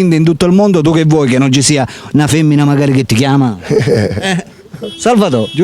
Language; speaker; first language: Italian; native; Italian